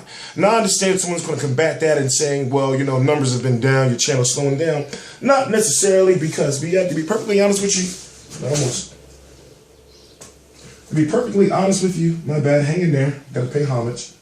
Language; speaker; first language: English; native; English